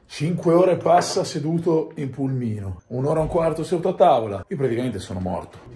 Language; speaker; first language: Italian; native; Italian